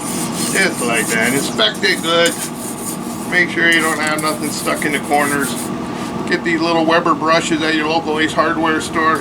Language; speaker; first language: English; native; English